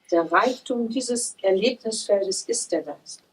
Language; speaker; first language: German; native; German